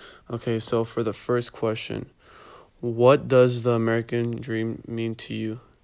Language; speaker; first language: English; early bilingual, other home language; Spanish